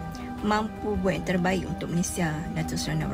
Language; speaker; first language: Malay; native; Malay